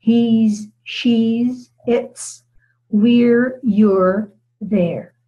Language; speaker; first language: English; non-native, fluent; Dutch